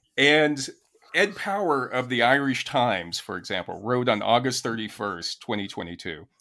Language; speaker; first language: English; native; English